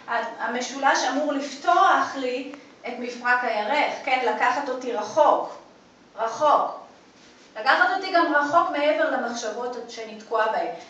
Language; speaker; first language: Hebrew; native; Hebrew